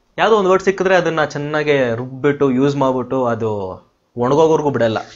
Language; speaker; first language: Kannada; non-native, local second language; Telugu